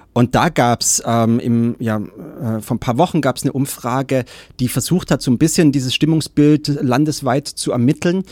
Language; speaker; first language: German; native; German